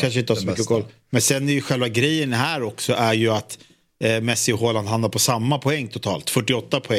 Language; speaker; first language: Swedish; native; Swedish